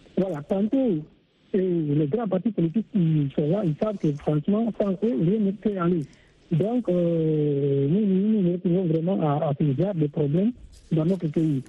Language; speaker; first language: French; non-native, local second language; Fula